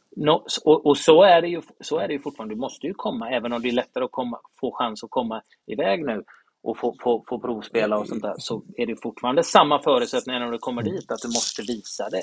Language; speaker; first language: Swedish; native; Swedish